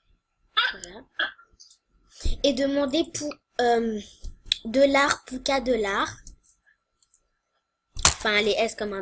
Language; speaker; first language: French; native; French